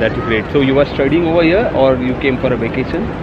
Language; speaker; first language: English; non-native, local second language; Tamil